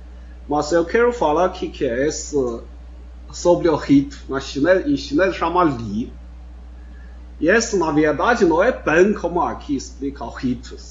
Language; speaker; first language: Portuguese; non-native, fluent; Chinese